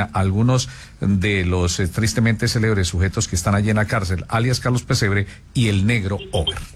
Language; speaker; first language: Spanish; native; Spanish